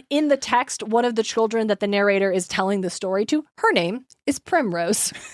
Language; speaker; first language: English; native; English